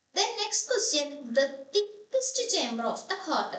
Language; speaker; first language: English; non-native, local second language; Malayalam